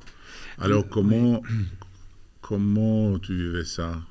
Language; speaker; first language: French; non-native, fluent; Albanian